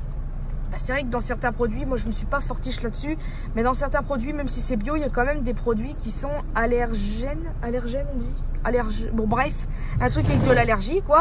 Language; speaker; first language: French; native; French